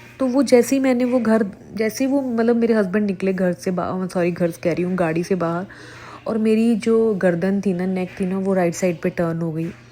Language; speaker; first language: Hindi; native; Hindi